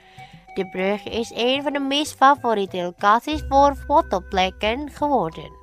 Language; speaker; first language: Dutch; non-native, fluent; Indonesian